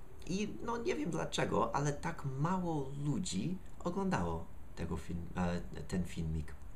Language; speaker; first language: Polish; non-native, learner; English